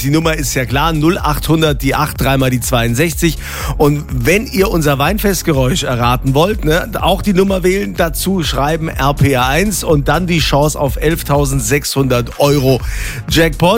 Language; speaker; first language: German; native; German